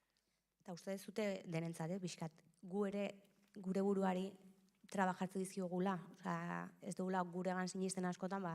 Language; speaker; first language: Basque; native; Basque